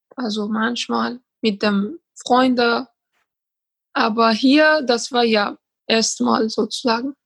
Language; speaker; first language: German; non-native, learner; Persian